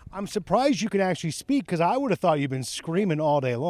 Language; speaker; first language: English; native; English